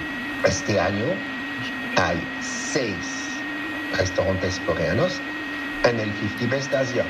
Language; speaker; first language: Spanish; non-native, fluent; French